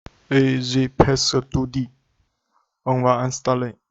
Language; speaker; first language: French; non-native, learner; Chinese